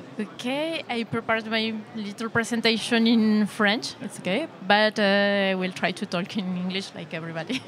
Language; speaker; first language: English; non-native, learner; Spanish